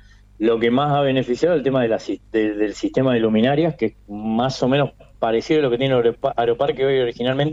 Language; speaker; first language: Spanish; native; Spanish